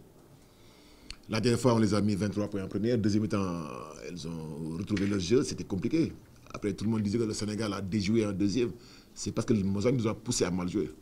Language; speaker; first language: French; non-native, local second language; Wolof